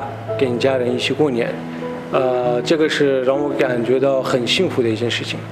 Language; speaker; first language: Chinese; non-native, fluent; Persian